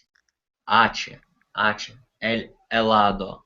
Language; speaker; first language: Spanish; non-native, learner; Russian